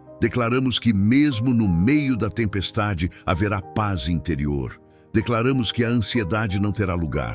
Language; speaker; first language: Portuguese; native; Portuguese